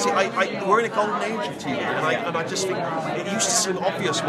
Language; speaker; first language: English; native; English